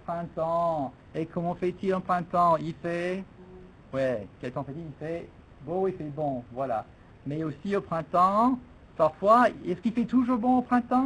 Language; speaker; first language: French; non-native, fluent; English